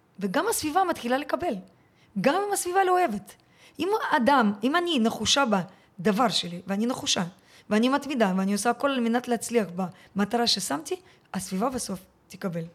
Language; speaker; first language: Hebrew; early bilingual, other home language; Russian